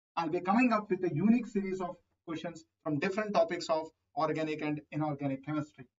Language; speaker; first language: English; non-native, local second language; Telugu